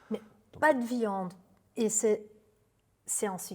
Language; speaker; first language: French; non-native, local second language; Dutch